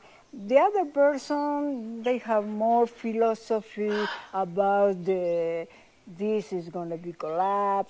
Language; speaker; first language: English; non-native, learner; Spanish